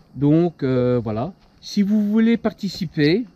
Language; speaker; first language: French; native; French